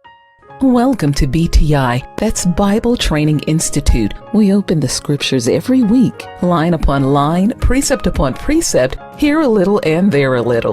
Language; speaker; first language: English; native; English